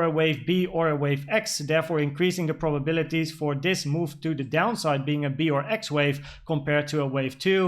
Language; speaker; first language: English; non-native, fluent; Dutch